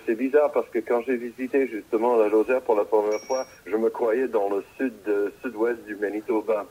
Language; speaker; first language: French; native; French